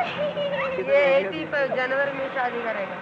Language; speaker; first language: Hindi; non-native, local second language; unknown